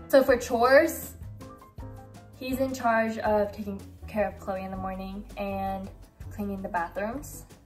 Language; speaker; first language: English; early bilingual, other home language; Japanese